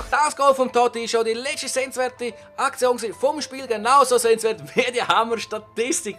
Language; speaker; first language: German; native; German